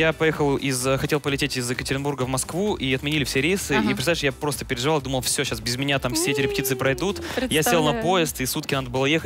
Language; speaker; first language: Russian; native; Russian